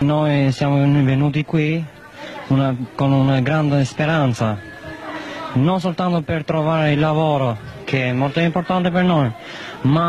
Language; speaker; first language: Italian; non-native, fluent; Albanian